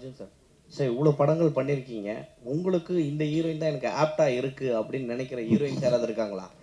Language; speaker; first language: Tamil; native; Tamil